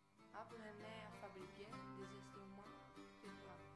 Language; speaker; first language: French; non-native, learner; Greek